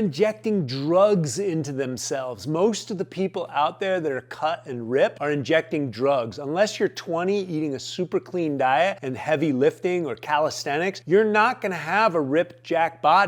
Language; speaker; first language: English; native; English